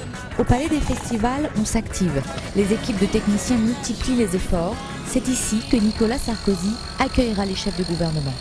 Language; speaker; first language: French; native; French